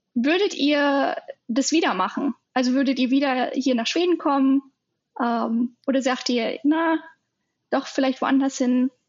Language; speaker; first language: German; native; German